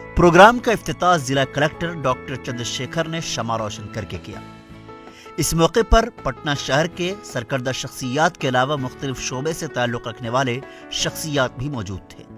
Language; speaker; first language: Urdu; native; Urdu